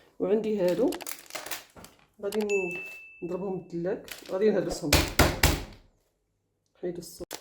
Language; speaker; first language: Arabic; native; Arabic